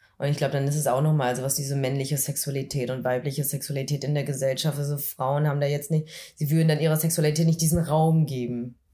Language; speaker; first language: German; early bilingual, other home language; Vietnamese